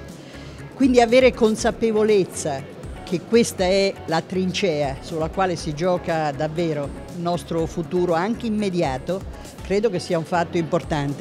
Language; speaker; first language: Italian; native; Italian